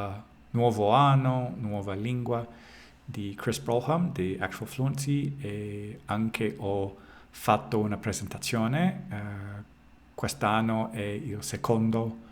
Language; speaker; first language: Italian; non-native, learner; English